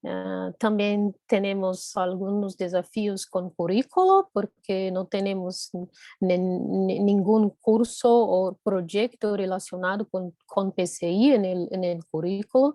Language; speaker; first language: Spanish; non-native, fluent; Portuguese